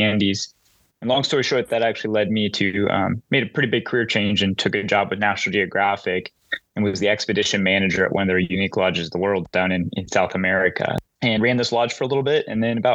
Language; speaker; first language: English; native; English